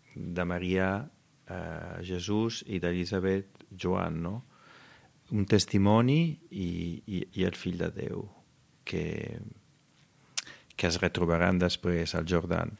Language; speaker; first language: Catalan; non-native, fluent; Italian